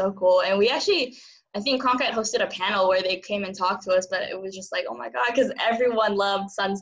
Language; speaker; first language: English; early bilingual, other home language; Cantonese